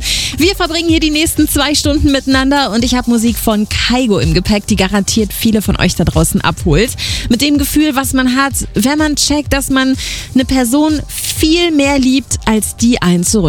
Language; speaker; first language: German; native; German